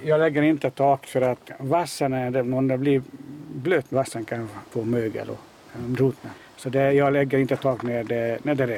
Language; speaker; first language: Swedish; non-native, fluent; Hungarian